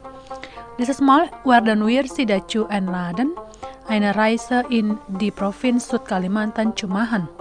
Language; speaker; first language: German; non-native, fluent; Indonesian